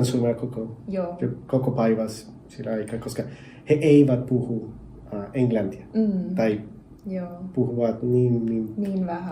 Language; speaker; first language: Finnish; non-native, learner; Spanish